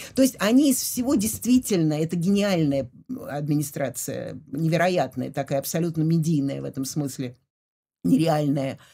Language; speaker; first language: Russian; native; Russian